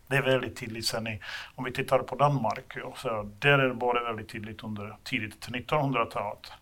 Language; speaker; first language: Swedish; non-native, fluent; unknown